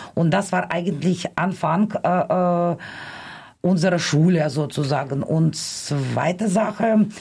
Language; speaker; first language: German; non-native, fluent; Russian